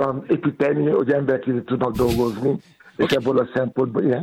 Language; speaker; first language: Hungarian; non-native, fluent; Yoruba